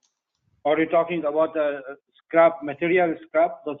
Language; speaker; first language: English; non-native, fluent; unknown